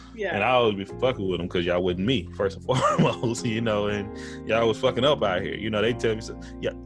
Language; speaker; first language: English; native; English